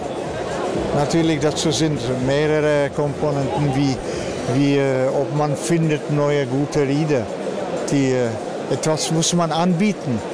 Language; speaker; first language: German; non-native, fluent; Czech